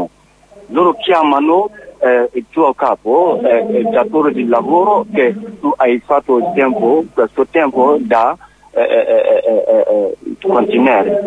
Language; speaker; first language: Italian; non-native, learner; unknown